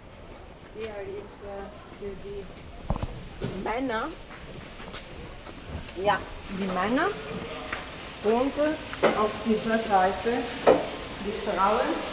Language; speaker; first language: German; non-native, learner; Italian